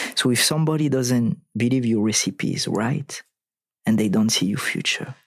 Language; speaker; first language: English; non-native, fluent; French